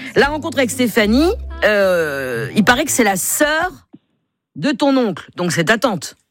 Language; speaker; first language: French; native; French